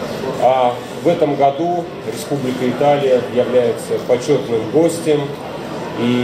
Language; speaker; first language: Russian; native; Russian